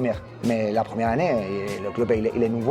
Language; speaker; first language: French; non-native, learner; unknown